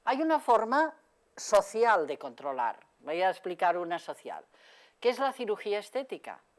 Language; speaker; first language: Spanish; non-native, local second language; Catalan